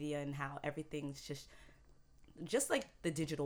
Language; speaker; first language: English; early bilingual, other home language; Haitian Creole